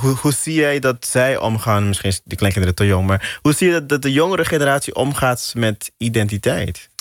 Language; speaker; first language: Dutch; non-native, local second language; Papiamento